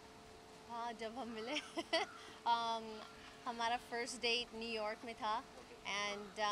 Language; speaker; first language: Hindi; early bilingual, heritage; English